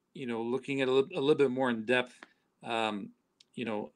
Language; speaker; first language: English; native; English